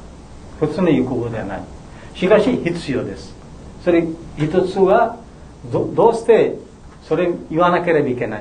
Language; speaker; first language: Japanese; non-native, learner; Bangla